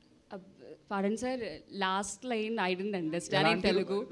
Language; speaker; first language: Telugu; non-native, learner; Tamil